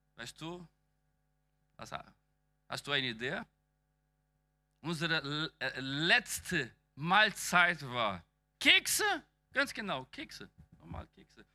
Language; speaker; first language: German; non-native, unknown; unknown